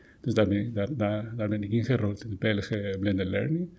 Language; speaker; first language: Dutch; non-native, fluent; Spanish